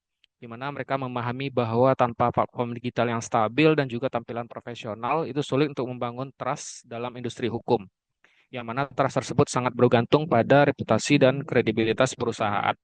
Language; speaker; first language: Indonesian; native; Indonesian